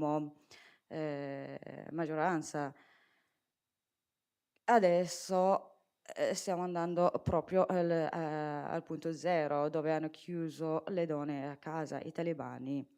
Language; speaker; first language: Italian; non-native, fluent; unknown